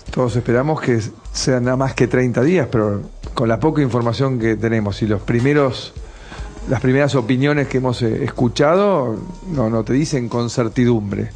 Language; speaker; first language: Spanish; native; Spanish